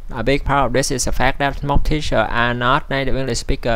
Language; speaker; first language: English; non-native, fluent; Vietnamese